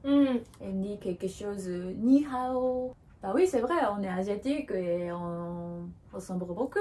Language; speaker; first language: French; non-native, learner; Japanese